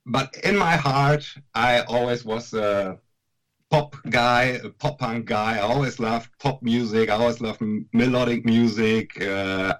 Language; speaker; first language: English; non-native, fluent; German